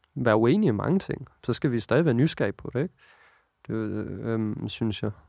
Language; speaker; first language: Danish; early bilingual, other home language; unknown